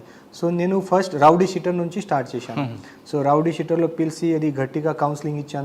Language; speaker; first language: Telugu; non-native, fluent; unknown